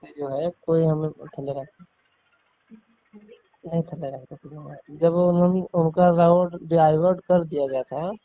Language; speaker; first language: Hindi; native; Hindi